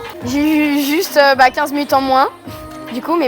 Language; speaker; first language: French; native; French